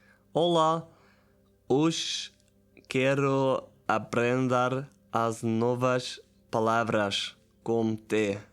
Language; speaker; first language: Portuguese; non-native, learner; Italian